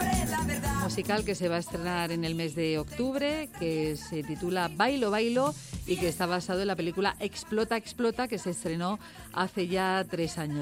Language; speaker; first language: Spanish; native; Spanish